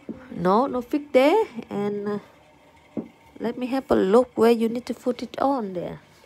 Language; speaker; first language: English; non-native, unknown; Vietnamese